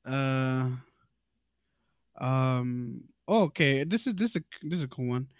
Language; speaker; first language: English; early bilingual, other home language; Spanish